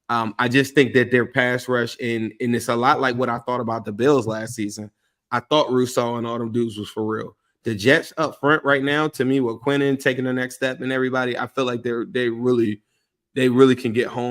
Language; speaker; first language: English; native; English